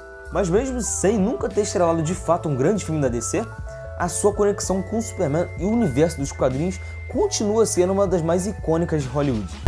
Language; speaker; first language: Portuguese; native; Portuguese